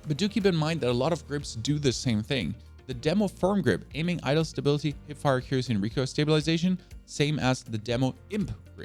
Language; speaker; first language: English; non-native, fluent; German